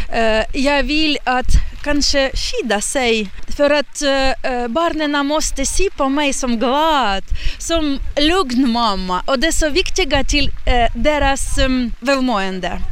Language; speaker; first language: Swedish; non-native, learner; Ukrainian